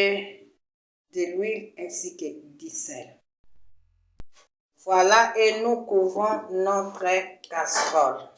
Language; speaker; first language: French; non-native, local second language; Lingala